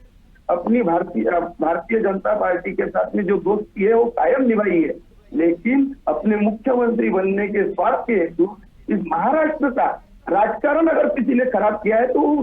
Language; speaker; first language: Hindi; non-native, local second language; Marathi